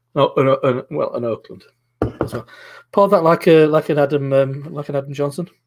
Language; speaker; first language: English; native; English